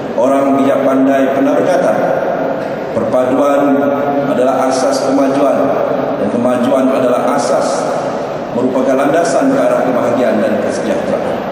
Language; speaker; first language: Malay; native; Malay